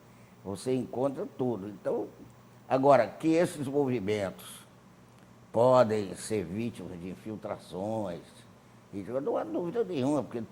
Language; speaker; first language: Portuguese; native; Portuguese